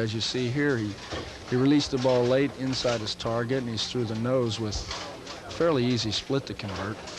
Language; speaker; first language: English; native; English